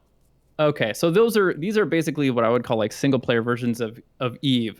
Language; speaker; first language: English; native; English